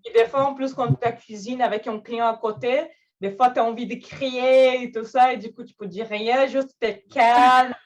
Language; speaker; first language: French; non-native, fluent; Portuguese